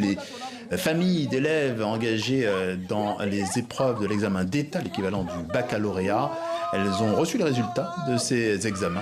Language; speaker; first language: French; native; French